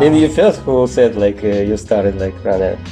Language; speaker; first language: English; non-native, learner; Russian